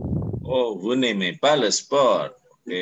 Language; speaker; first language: French; non-native, fluent; Indonesian